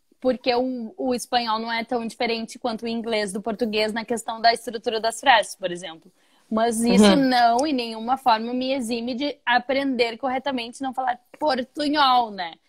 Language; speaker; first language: Portuguese; native; Portuguese